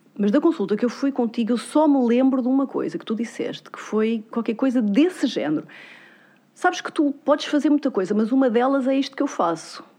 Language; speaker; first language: Portuguese; native; Portuguese